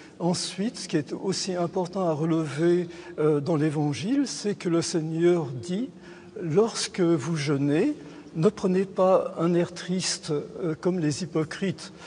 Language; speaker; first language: French; native; French